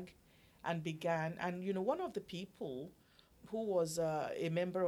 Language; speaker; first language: English; non-native, local second language; Yoruba